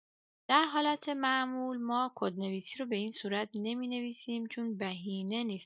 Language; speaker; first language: Persian; native; Persian